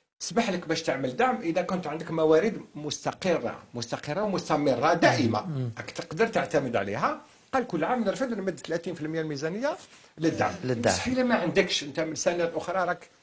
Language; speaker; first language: Arabic; native; Arabic